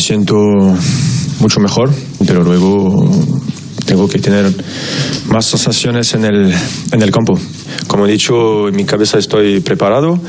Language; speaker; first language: Spanish; non-native, fluent; French